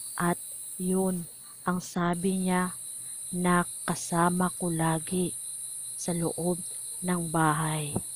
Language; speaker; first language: Filipino; native; Filipino